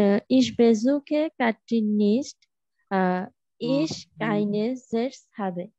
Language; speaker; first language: German; non-native, learner; Bangla